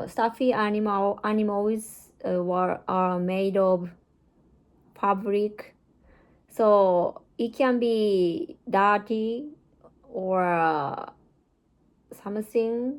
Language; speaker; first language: English; non-native, learner; Japanese